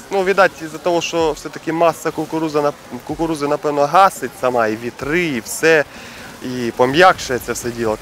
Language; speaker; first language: Ukrainian; non-native, local second language; Russian